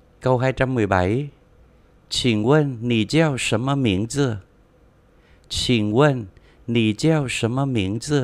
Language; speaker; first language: Chinese; non-native, fluent; Vietnamese